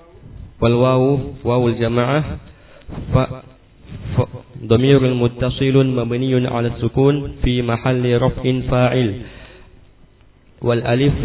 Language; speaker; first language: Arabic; non-native, learner; Indonesian